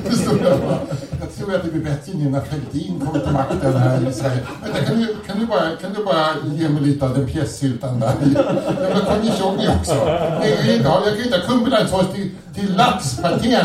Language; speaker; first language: Swedish; native; Swedish